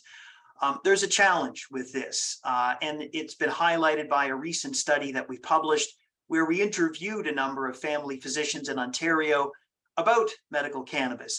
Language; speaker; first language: English; native; English